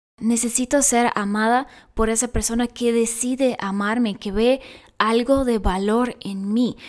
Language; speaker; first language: Spanish; non-native, fluent; Russian